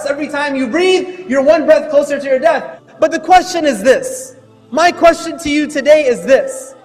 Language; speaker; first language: English; native; English